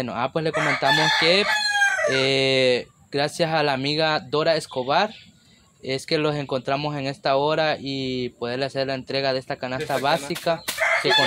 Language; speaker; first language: Spanish; native; Spanish